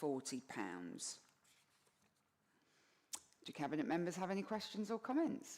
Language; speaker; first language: English; native; English